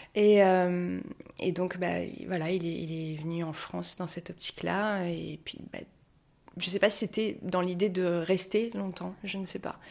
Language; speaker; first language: French; native; French